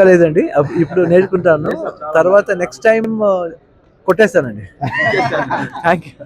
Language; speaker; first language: Telugu; non-native, learner; Kannada